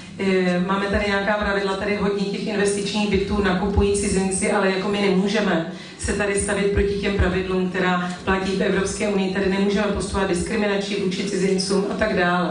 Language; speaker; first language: Czech; native; Czech